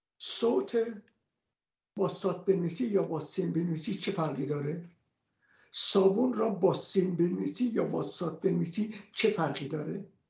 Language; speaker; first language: Persian; non-native, local second language; Kurdish